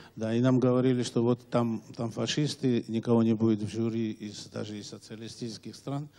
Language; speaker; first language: Russian; non-native, local second language; Georgian